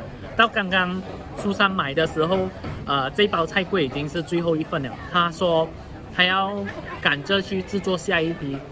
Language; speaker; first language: Chinese; native; Chinese